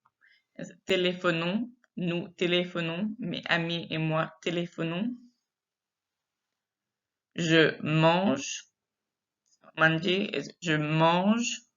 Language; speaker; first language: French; non-native, fluent; English